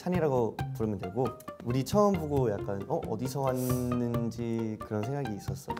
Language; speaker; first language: Korean; early bilingual, heritage; Korean